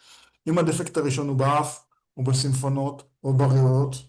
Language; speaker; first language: Hebrew; native; Hebrew